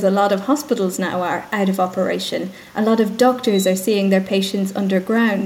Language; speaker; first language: English; native; English